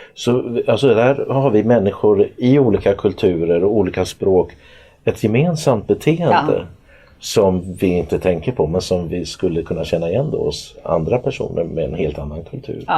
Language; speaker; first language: Swedish; native; Swedish